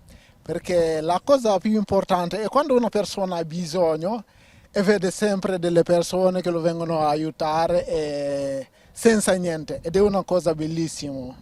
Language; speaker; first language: Italian; non-native, learner; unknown